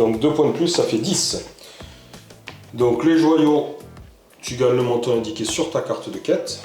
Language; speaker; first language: French; native; French